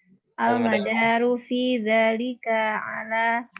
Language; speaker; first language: Arabic; non-native, learner; Indonesian